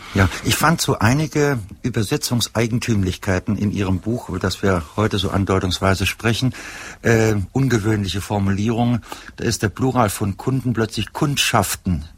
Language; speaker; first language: German; native; German